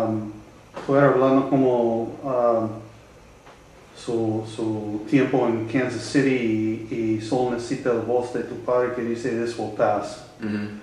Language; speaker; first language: Spanish; non-native, learner; English